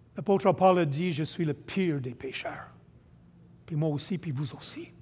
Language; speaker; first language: French; non-native, local second language; English